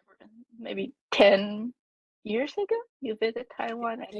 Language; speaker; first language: English; non-native, fluent; Chinese